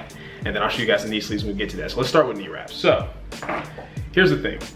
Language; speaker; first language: English; native; English